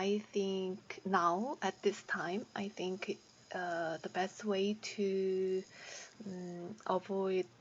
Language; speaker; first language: English; non-native, learner; Korean